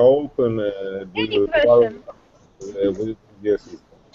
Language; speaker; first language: English; non-native, learner; Russian